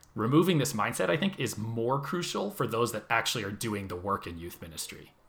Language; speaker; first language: English; native; English